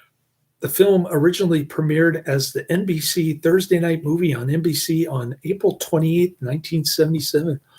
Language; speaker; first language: English; native; English